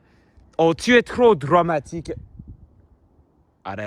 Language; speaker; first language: French; non-native, learner; English